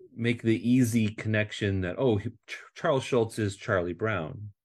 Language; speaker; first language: English; native; English